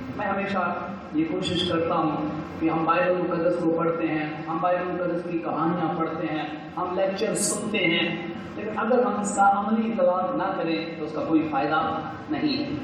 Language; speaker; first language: Urdu; non-native, local second language; Punjabi